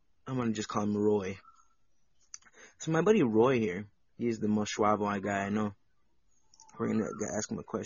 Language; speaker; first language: English; native; English